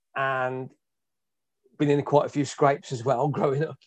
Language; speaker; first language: English; native; English